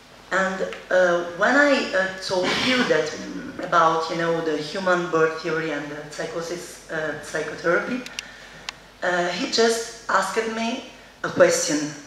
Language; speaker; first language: English; non-native, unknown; Italian